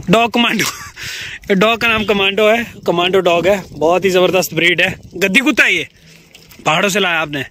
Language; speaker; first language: Hindi; native; Hindi